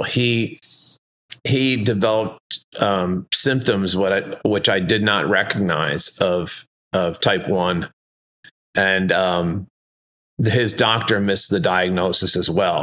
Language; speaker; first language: English; native; English